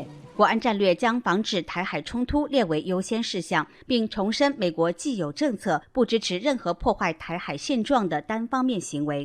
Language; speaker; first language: Chinese; native; Chinese